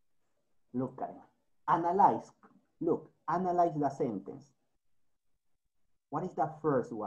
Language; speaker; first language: English; non-native, learner; Spanish